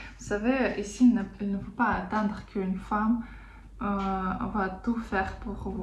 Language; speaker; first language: French; non-native, fluent; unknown